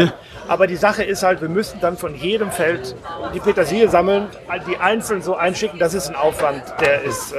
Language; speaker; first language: German; native; German